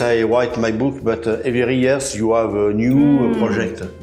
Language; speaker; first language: English; non-native, learner; French